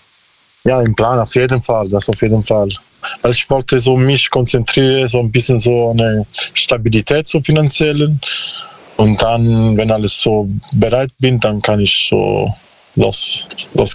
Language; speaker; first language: German; non-native, learner; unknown